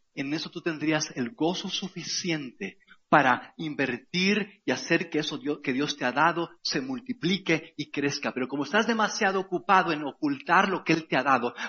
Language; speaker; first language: Spanish; native; Spanish